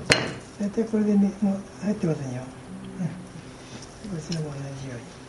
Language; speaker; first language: Japanese; native; Japanese